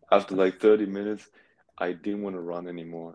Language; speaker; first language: English; non-native, fluent; German